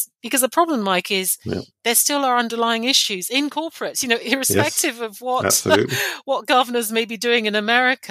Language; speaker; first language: English; non-native, local second language; Yoruba